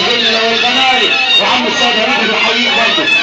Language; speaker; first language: Arabic; native; Arabic